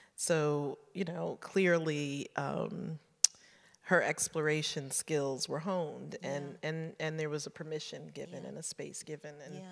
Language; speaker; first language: English; native; English